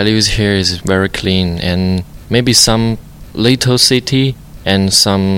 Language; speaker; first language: English; non-native, learner; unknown